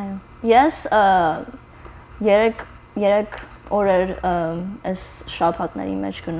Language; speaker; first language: Armenian; early bilingual, heritage; Armenian